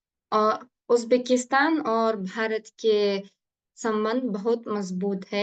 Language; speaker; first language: Hindi; non-native, learner; Uzbek